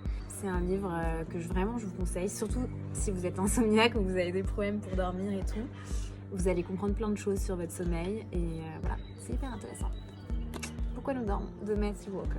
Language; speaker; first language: French; native; French